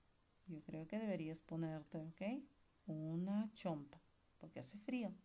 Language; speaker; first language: Spanish; native; Spanish